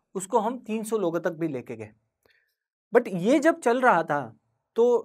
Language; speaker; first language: Hindi; non-native, local second language; Marathi